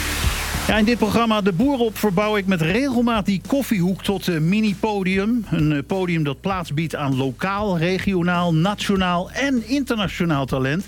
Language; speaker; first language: Dutch; native; Dutch